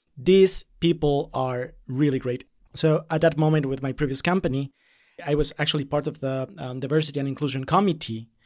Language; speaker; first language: English; non-native, fluent; Spanish